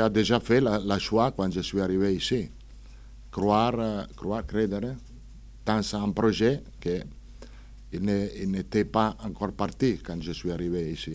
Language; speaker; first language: French; non-native, fluent; Italian